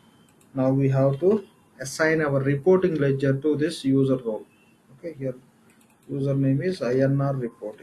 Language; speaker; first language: English; non-native, local second language; Telugu